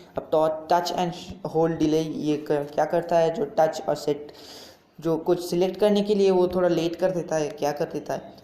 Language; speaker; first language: Hindi; non-native, local second language; Bangla